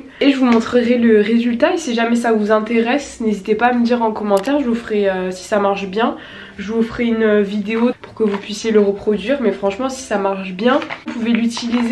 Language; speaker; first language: French; native; French